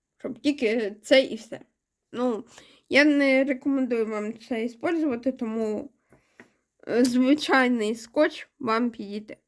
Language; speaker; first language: Ukrainian; non-native, local second language; Russian